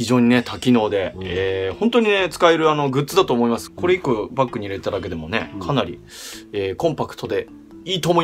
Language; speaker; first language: Japanese; native; Japanese